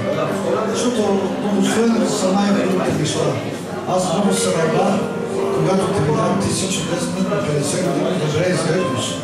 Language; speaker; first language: Bulgarian; non-native, fluent; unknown